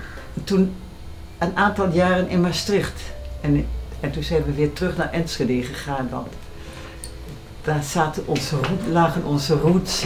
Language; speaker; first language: Dutch; native; Dutch